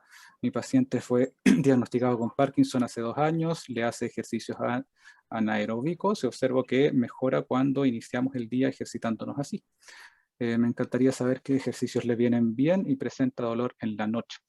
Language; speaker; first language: Spanish; native; Spanish